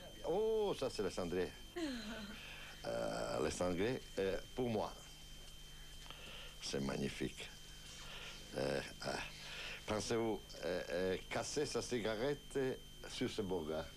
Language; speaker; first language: French; non-native, fluent; Italian